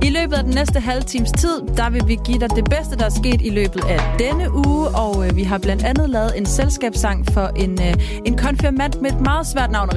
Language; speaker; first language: Danish; native; Danish